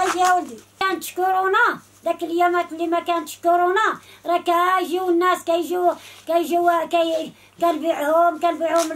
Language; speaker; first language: Arabic; non-native, local second language; Central Atlas Tamazight